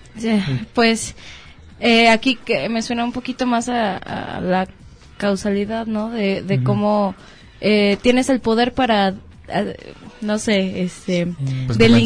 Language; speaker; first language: Spanish; native; Spanish